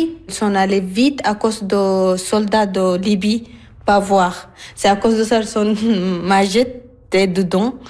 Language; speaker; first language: French; non-native, learner; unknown